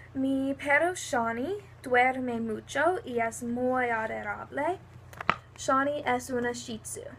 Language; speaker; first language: Spanish; non-native, learner; English